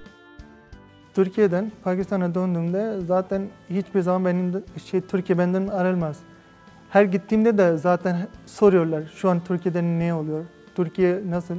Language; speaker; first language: Turkish; non-native, fluent; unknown